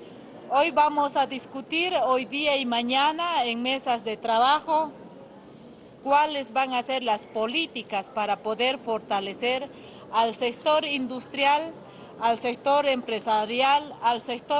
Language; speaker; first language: Spanish; native; Spanish